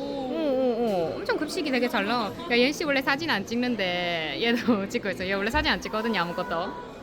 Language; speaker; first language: Korean; native; Korean